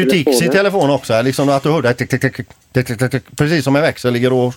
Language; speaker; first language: Swedish; native; Swedish